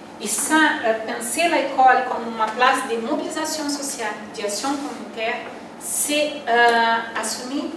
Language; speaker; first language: French; non-native, learner; Portuguese